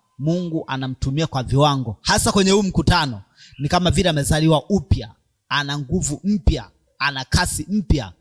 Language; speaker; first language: Swahili; native; Swahili